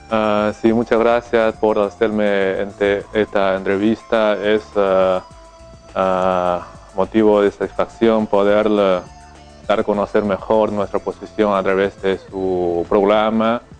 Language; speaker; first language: Spanish; non-native, fluent; Chinese